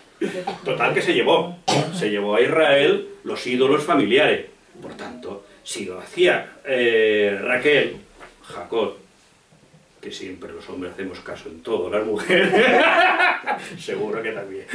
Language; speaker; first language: Spanish; native; Spanish